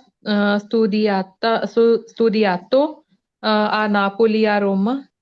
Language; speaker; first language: Italian; non-native, learner; Punjabi